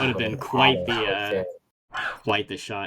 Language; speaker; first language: English; native; English